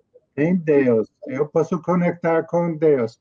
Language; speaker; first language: Portuguese; non-native, learner; English